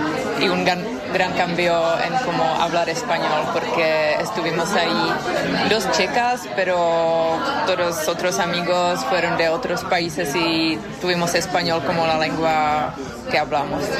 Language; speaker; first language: Spanish; non-native, fluent; Czech